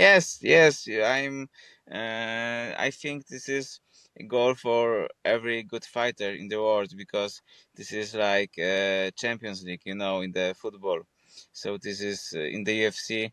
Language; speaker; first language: English; non-native, fluent; Polish